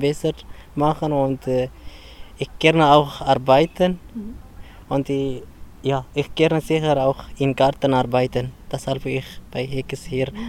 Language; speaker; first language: German; non-native, learner; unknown